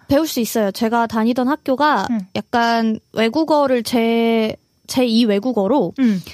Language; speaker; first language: Korean; early bilingual, other home language; Russian